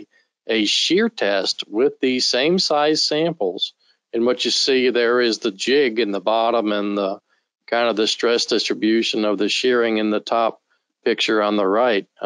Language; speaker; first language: English; native; English